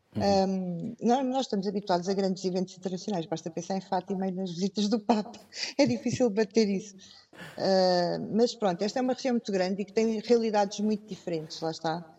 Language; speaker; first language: Portuguese; native; Portuguese